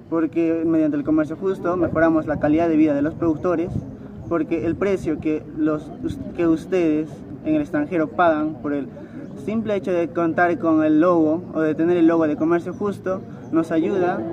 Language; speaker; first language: Spanish; native; Spanish